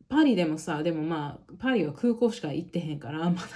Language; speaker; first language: Japanese; non-native, local second language; English